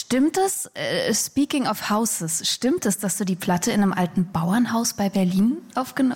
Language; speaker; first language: German; native; German